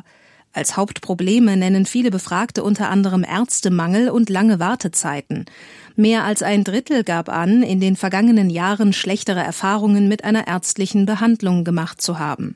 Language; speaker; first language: German; native; German